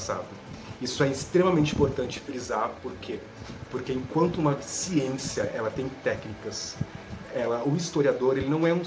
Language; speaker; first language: Portuguese; native; Portuguese